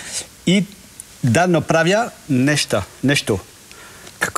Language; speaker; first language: Bulgarian; non-native, learner; French